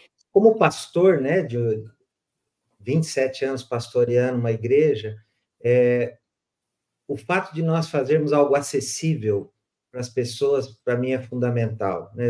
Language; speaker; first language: Portuguese; native; Portuguese